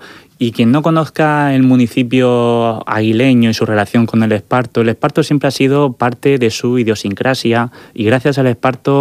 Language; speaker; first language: Spanish; native; Spanish